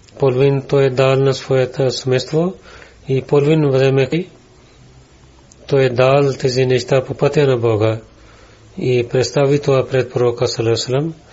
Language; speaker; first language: Bulgarian; non-native, learner; Urdu